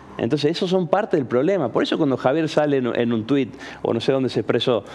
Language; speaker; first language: Spanish; native; Spanish